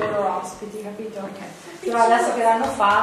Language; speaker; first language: Italian; native; Italian